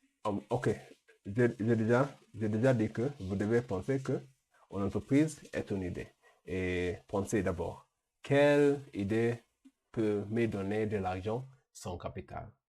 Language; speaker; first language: French; non-native, learner; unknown